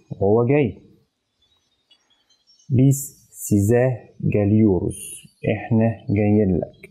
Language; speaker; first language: Turkish; non-native, fluent; Arabic